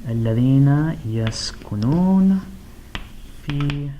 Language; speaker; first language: Arabic; non-native, fluent; English